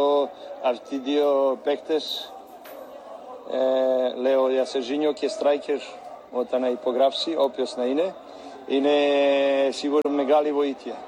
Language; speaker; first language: Greek; non-native, learner; Serbian